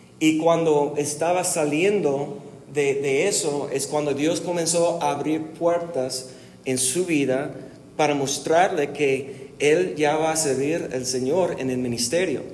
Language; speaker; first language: Spanish; non-native, fluent; English